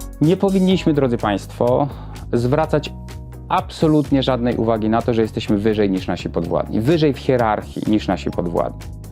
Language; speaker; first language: Polish; native; Polish